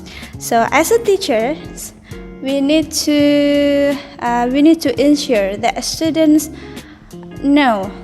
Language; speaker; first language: English; non-native, learner; Indonesian